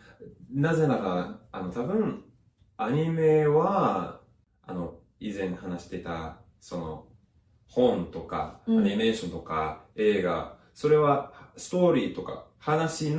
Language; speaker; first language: Japanese; non-native, learner; English